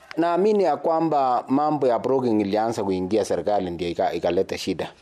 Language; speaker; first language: Swahili; non-native, local second language; Kikuyu